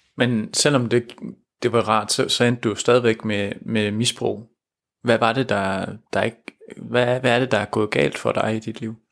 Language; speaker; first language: Danish; native; Danish